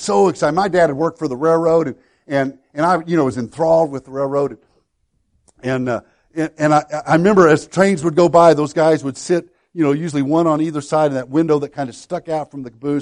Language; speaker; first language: English; native; English